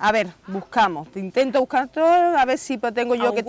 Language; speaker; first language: Spanish; native; Spanish